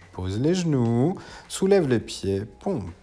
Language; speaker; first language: French; native; French